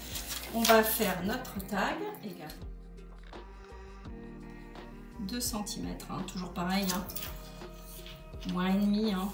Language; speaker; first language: French; native; French